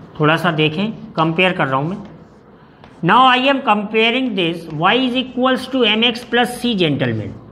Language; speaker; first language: Hindi; native; Hindi